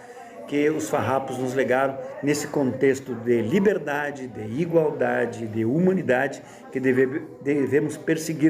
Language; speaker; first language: Portuguese; native; Portuguese